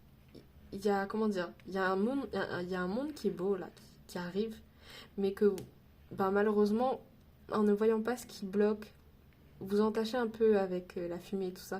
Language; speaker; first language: French; native; French